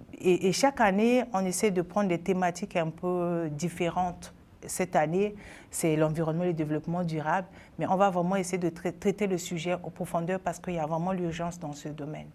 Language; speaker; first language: French; non-native, local second language; Sango